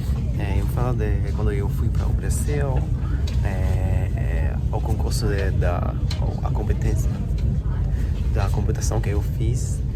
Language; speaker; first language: Portuguese; non-native, learner; English